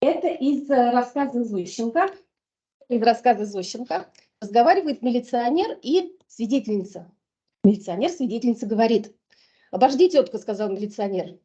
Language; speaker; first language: Russian; native; Russian